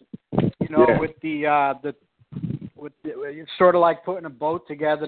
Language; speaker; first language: English; native; English